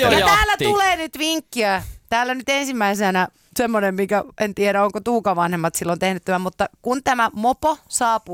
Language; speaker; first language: Finnish; native; Finnish